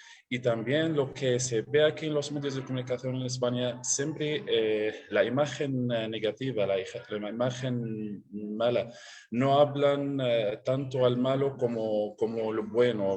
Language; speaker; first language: Spanish; non-native, learner; Arabic